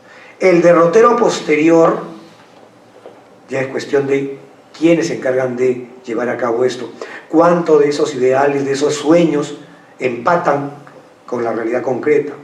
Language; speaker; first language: Spanish; native; Spanish